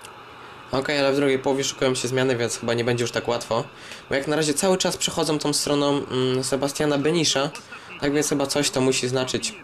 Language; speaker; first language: Polish; native; Polish